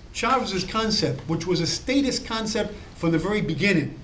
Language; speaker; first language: English; native; English